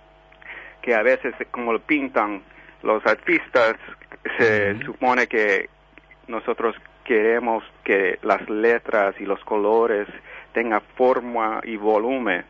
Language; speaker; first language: Spanish; early bilingual, heritage; Spanish